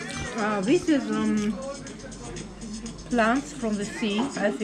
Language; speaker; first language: English; non-native, fluent; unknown